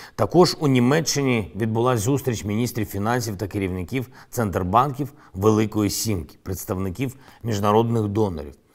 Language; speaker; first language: Ukrainian; non-native, local second language; Russian